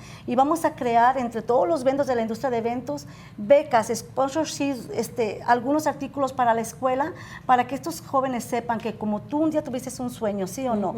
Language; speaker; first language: Spanish; native; Spanish